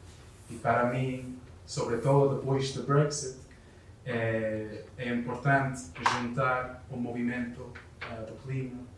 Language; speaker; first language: Portuguese; non-native, learner; English